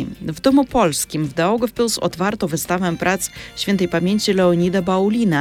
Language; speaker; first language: Polish; native; Polish